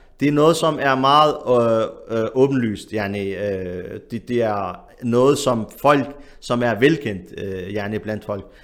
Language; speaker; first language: Danish; early bilingual, other home language; Arabic